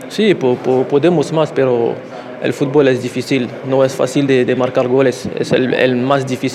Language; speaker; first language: Spanish; non-native, learner; French